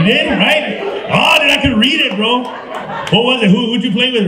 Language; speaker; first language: English; early bilingual, other home language; Spanish